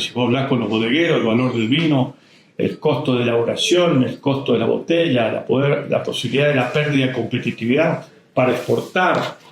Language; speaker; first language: Spanish; native; Spanish